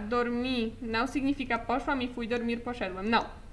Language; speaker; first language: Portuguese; non-native, fluent; Polish